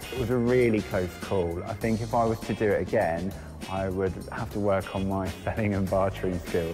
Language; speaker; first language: English; native; English